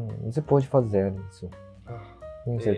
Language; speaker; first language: Portuguese; non-native, learner; Japanese